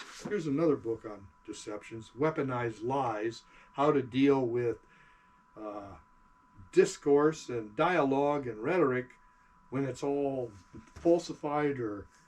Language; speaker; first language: English; native; English